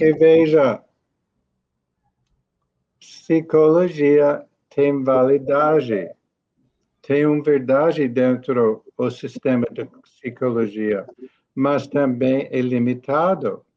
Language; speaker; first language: Portuguese; non-native, learner; English